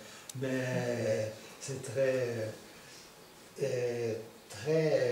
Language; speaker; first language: French; non-native, fluent; Portuguese